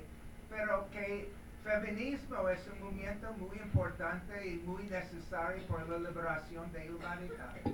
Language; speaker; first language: Spanish; non-native, learner; English